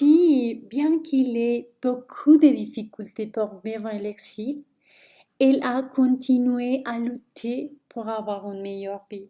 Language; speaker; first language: French; non-native, learner; Spanish